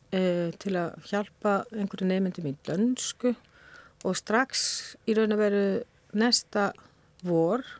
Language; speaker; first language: Icelandic; non-native, fluent; Spanish